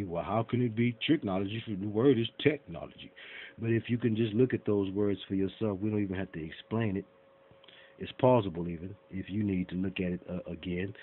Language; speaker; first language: English; native; English